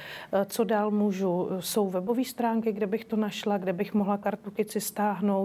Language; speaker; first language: Czech; native; Czech